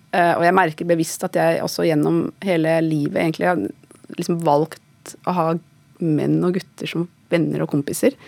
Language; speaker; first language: Norwegian; native; Norwegian